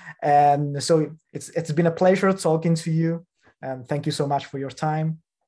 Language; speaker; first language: English; non-native, fluent; Italian